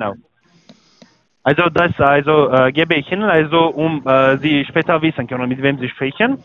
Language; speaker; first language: German; non-native, learner; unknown